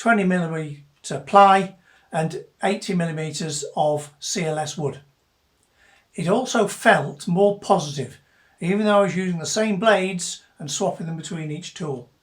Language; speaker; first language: English; native; English